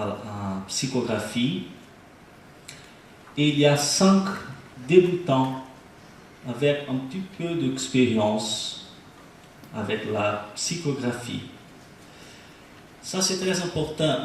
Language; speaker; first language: French; non-native, learner; Portuguese